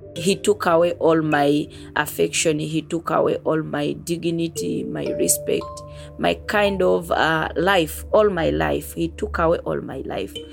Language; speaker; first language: English; non-native, fluent; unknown